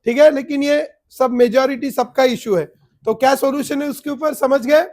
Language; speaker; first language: Hindi; non-native, local second language; Marathi